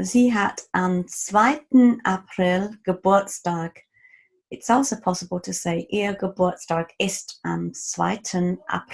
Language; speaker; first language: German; non-native, fluent; English